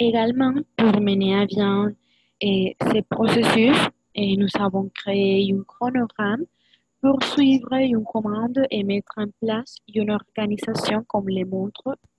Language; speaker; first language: French; non-native, learner; Spanish